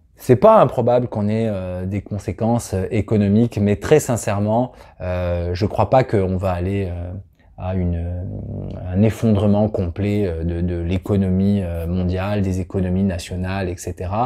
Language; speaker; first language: French; native; French